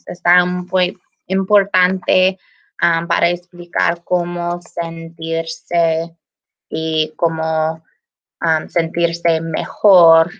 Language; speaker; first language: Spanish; non-native, learner; English